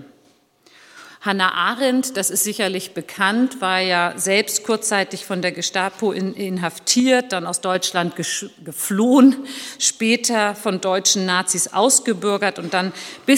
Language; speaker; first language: German; early bilingual, other home language; Turkish